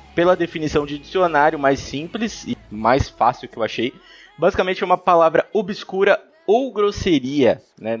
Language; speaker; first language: Portuguese; native; Portuguese